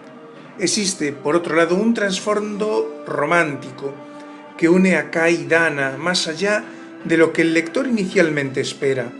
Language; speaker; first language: Spanish; native; Spanish